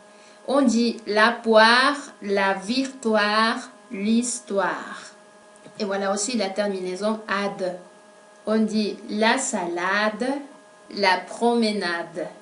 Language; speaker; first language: French; non-native, fluent; Spanish